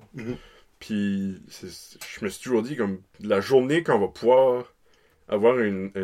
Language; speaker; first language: French; native; French